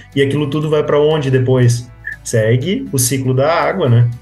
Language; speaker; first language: Portuguese; native; Portuguese